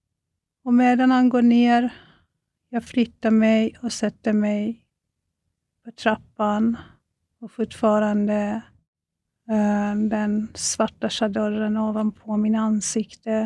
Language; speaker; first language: Swedish; non-native, fluent; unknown